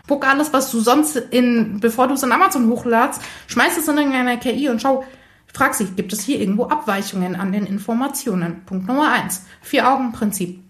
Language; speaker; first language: German; early bilingual, other home language; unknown